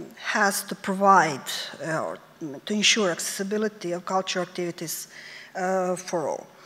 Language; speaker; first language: English; non-native, fluent; Serbian